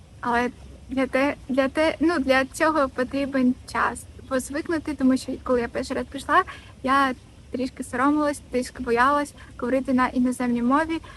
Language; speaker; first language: Ukrainian; non-native, local second language; Russian